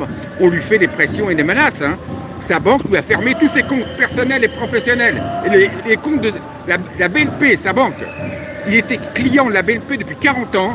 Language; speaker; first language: French; native; French